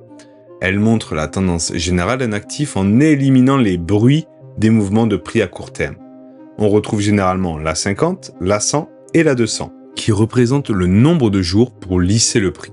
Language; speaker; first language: French; native; French